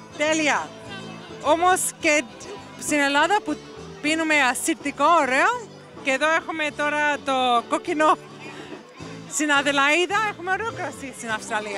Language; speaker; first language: Greek; early bilingual, heritage; Greek